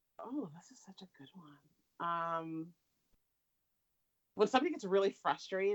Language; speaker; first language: English; native; English